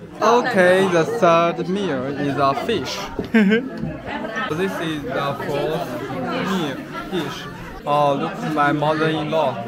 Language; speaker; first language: English; non-native, local second language; Chinese